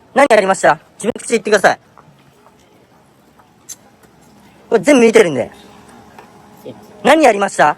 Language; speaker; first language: Japanese; native; Japanese